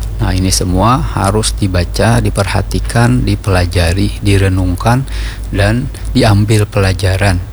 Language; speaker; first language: Malay; non-native, local second language; Banjar